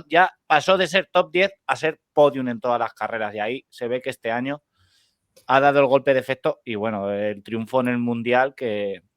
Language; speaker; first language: Spanish; native; Spanish